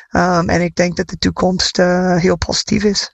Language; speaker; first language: Dutch; non-native, fluent; English